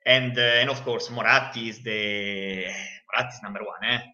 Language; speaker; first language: English; non-native, fluent; Italian